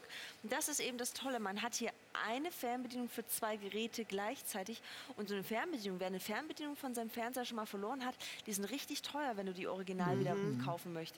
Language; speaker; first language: German; native; German